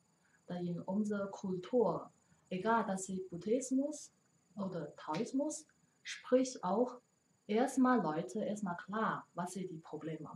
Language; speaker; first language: German; non-native, learner; Chinese